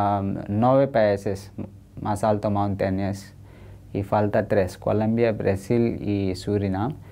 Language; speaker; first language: Spanish; non-native, learner; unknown